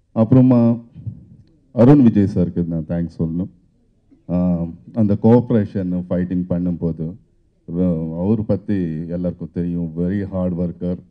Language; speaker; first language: Tamil; non-native, learner; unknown